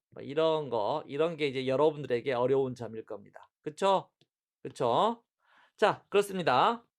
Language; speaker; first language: Korean; native; Korean